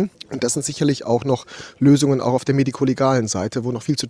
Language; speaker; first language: German; native; German